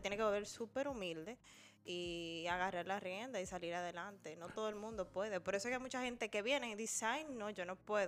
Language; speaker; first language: Spanish; early bilingual, heritage; Spanish